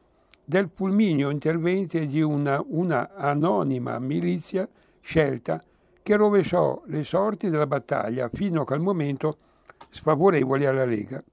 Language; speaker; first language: Italian; native; Italian